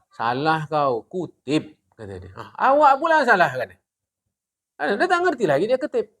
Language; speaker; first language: Malay; non-native, local second language; Indonesian